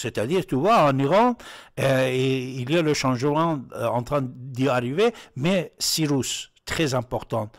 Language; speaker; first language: French; non-native, fluent; Persian